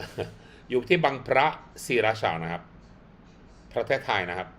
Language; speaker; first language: Thai; non-native, fluent; Swedish